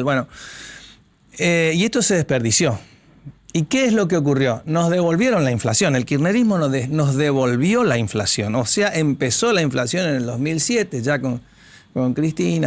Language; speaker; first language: Spanish; native; Spanish